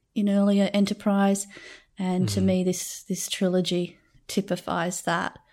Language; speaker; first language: English; native; English